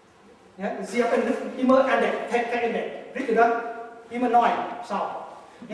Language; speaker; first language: German; non-native, learner; Vietnamese